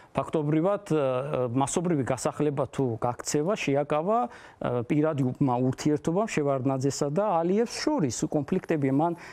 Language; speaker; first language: Georgian; non-native, local second language; Azerbaijani